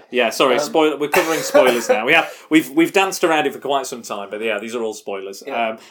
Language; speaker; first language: English; native; English